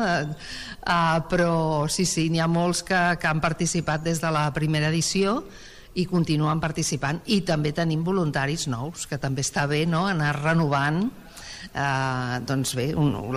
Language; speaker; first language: Catalan; native; Catalan